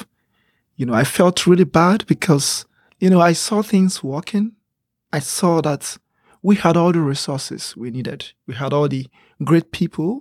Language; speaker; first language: English; non-native, local second language; Igbo